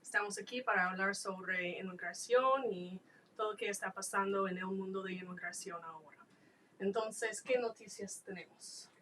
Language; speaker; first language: Spanish; non-native, fluent; English